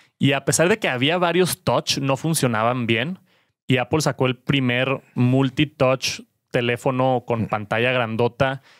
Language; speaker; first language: Spanish; native; Spanish